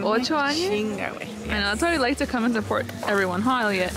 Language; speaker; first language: English; early bilingual, other home language; Spanish